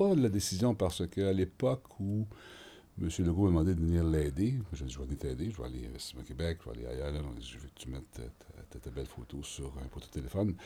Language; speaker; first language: French; native; French